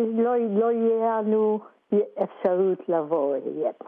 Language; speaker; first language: Hebrew; non-native, fluent; Polish